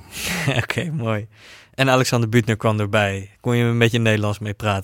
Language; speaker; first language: Dutch; native; Dutch